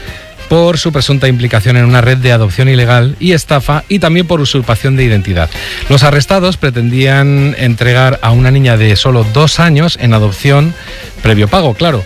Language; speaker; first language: Spanish; native; Spanish